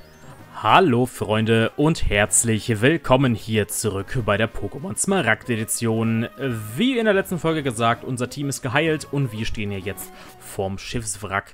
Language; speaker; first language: German; native; German